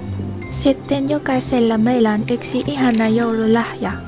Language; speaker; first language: Finnish; non-native, learner; Vietnamese